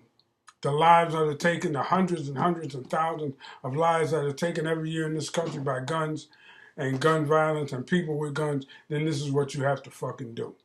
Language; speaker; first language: English; native; English